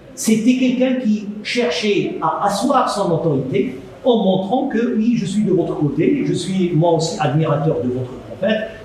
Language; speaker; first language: French; non-native, local second language; Arabic